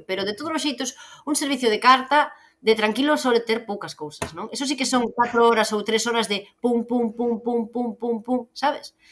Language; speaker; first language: Galician; native; Galician